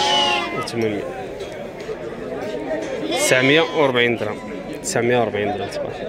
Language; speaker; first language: Arabic; native; Arabic